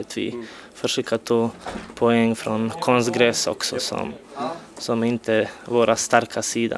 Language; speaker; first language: Swedish; non-native, fluent; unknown